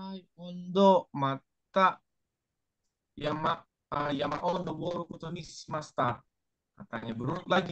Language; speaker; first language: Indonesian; native; Indonesian